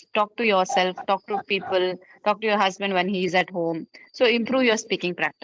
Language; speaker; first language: English; non-native, fluent; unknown